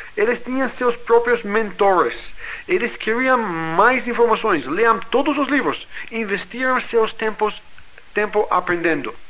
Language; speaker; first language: Portuguese; non-native, fluent; English